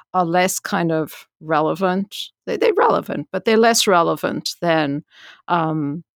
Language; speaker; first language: English; native; English